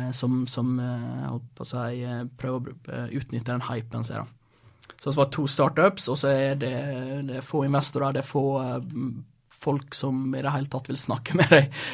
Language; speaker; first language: Norwegian; early bilingual, other home language; Swedish